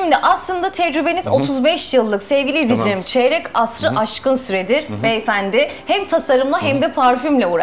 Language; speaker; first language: Turkish; native; Turkish